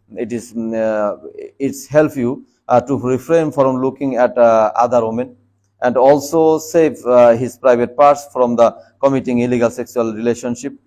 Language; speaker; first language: English; non-native, local second language; Bangla